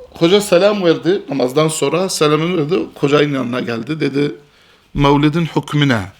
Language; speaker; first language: Turkish; non-native, fluent; Albanian